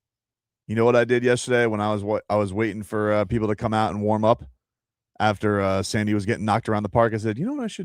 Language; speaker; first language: English; native; English